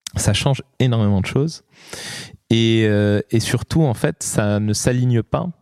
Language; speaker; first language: French; non-native, local second language; Arabic